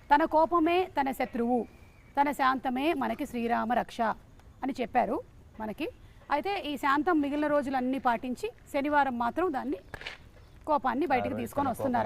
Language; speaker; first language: Telugu; native; Telugu